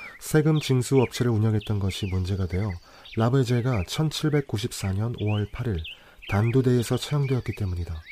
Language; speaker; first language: Korean; native; Korean